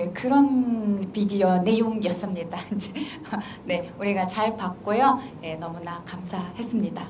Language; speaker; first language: Korean; non-native, fluent; Mongolian